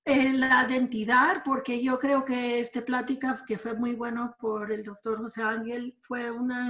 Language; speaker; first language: Spanish; early bilingual, other home language; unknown